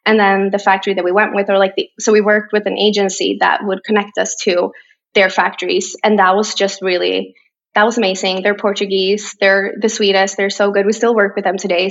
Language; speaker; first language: English; non-native, fluent; Swedish